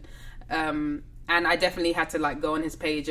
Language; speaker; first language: English; native; English